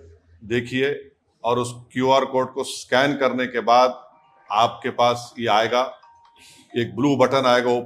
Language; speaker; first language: Hindi; native; Hindi